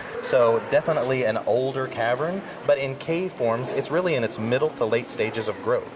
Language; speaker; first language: English; native; English